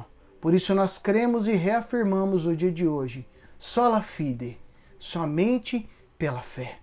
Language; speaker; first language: Portuguese; native; Portuguese